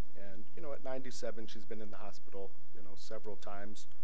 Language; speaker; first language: English; native; English